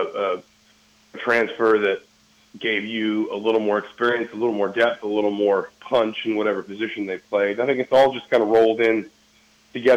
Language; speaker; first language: English; native; English